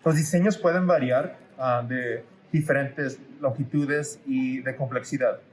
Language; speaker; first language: Spanish; early bilingual, heritage; Spanish